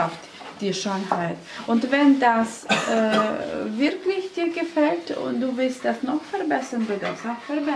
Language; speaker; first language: German; non-native, fluent; Russian